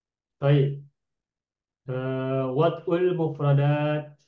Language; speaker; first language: Arabic; non-native, fluent; Indonesian